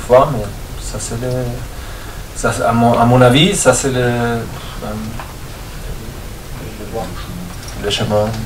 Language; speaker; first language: French; non-native, fluent; German